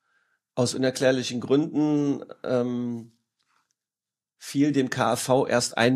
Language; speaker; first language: German; native; German